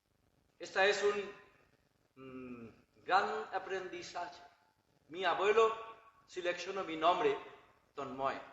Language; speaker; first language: Spanish; non-native, learner; Bangla